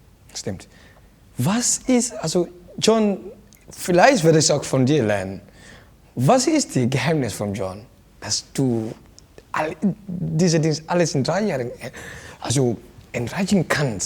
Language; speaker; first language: German; non-native, learner; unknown